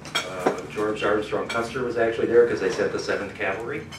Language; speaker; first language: English; native; English